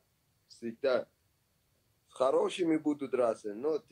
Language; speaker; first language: Russian; non-native, learner; Persian